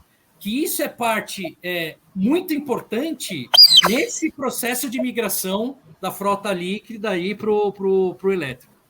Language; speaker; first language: Portuguese; native; Portuguese